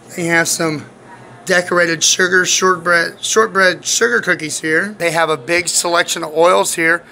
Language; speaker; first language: English; native; English